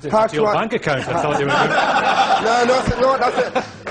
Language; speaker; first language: English; native; English